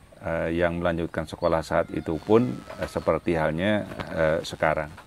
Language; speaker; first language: Indonesian; non-native, local second language; Sundanese